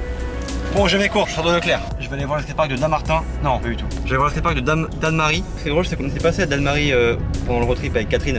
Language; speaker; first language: French; native; French